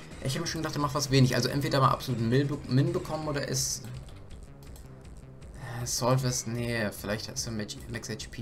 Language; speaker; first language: German; native; German